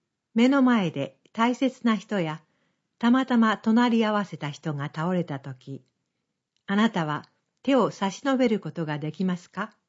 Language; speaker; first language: Japanese; native; Japanese